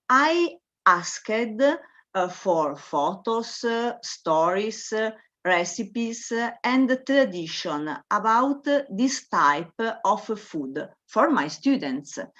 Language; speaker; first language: English; non-native, learner; Italian